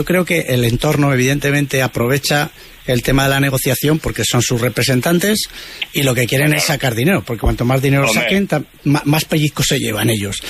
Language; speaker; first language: Spanish; native; Spanish